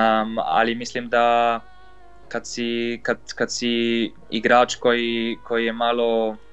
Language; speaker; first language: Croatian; non-native, fluent; Polish